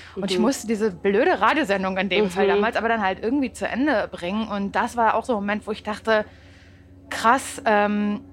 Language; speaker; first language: German; native; German